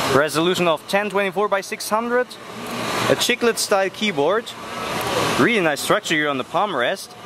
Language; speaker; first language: English; non-native, fluent; German